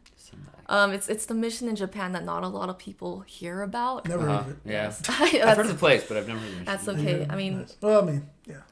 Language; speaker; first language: English; early bilingual, other home language; Japanese